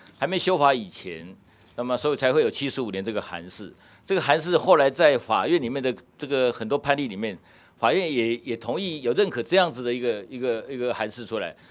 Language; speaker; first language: Chinese; native; Chinese